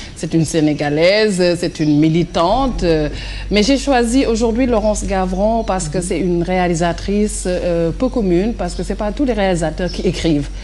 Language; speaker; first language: French; non-native, local second language; Wolof